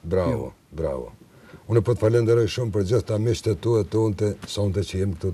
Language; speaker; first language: Albanian; native; Albanian